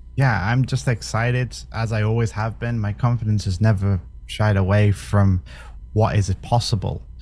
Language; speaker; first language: English; native; English